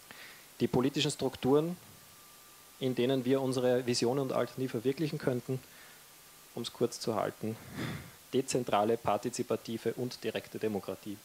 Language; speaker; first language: German; native; German